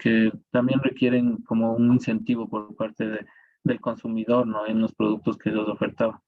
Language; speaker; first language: Spanish; native; Spanish